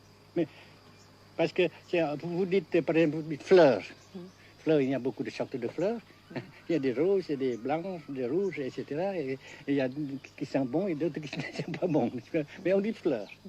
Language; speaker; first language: French; non-native, fluent; Vietnamese